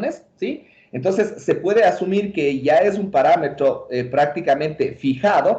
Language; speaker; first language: Spanish; native; Spanish